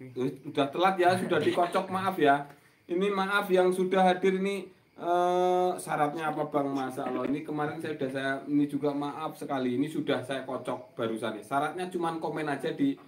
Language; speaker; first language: Indonesian; non-native, local second language; Javanese